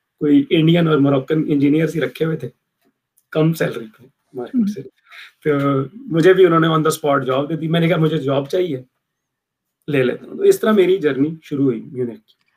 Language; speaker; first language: Urdu; native; Urdu